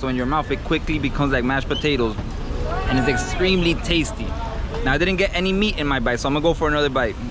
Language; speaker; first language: English; early bilingual, other home language; Spanish